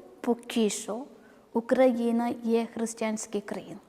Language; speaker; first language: Ukrainian; non-native, learner; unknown